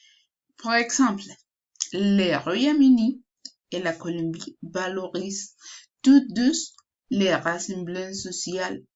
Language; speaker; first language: French; non-native, learner; Spanish